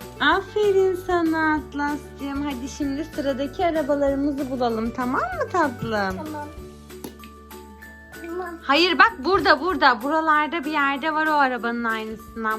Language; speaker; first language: Turkish; native; Turkish